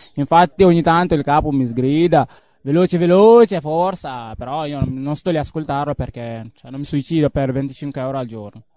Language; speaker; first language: Italian; early bilingual, other home language; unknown